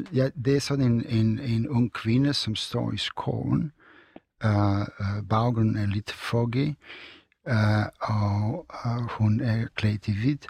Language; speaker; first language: Danish; non-native, fluent; Serbian